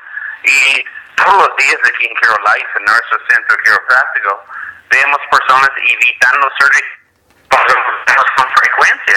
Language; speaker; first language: Spanish; non-native, fluent; English